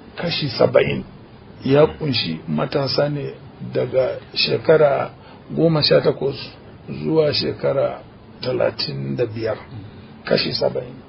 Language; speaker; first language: Hausa; non-native, local second language; Fula